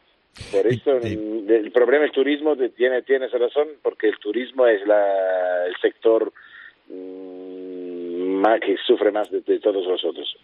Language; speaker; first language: Spanish; non-native, fluent; Italian